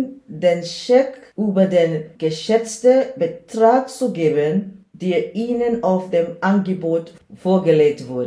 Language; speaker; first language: German; non-native, learner; English